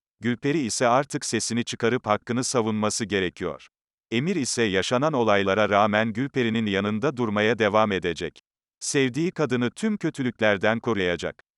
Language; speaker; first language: Turkish; native; Turkish